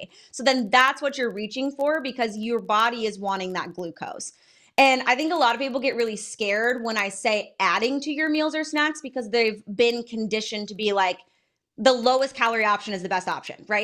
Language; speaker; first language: English; native; English